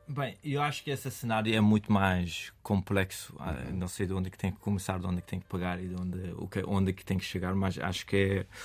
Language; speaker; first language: Portuguese; non-native, fluent; Persian